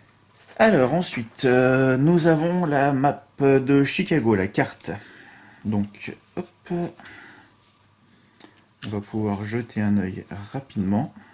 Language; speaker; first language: French; native; French